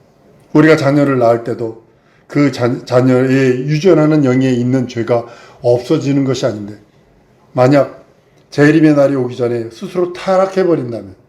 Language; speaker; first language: Korean; native; Korean